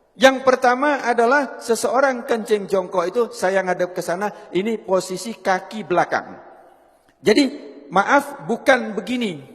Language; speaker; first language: Indonesian; non-native, local second language; Javanese